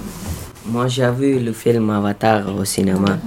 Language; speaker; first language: French; non-native, learner; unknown